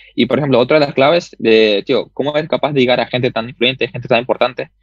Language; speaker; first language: Spanish; early bilingual, other home language; Russian